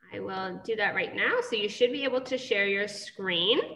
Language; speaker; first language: English; native; English